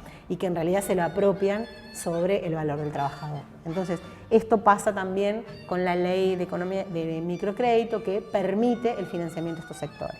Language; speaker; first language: Spanish; native; Spanish